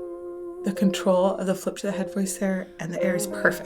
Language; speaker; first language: English; native; English